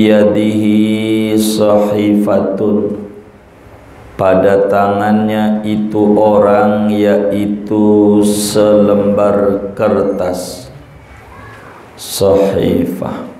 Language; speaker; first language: Indonesian; native; Indonesian